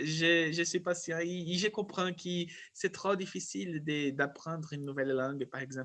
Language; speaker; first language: French; non-native, fluent; Portuguese